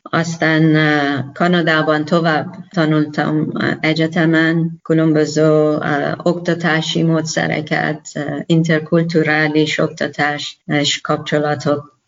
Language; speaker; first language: Hungarian; non-native, learner; Persian